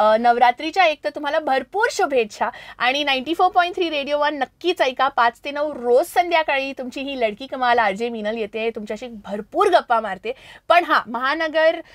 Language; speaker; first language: Marathi; early bilingual, heritage; Marathi